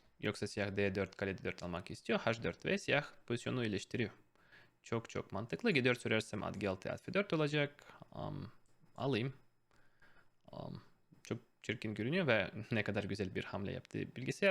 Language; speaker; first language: Turkish; non-native, fluent; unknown